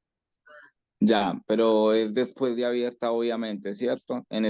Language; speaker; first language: Spanish; native; Spanish